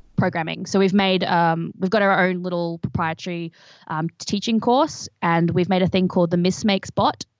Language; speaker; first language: English; native; English